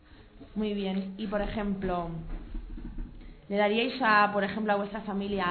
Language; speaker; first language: Spanish; native; Spanish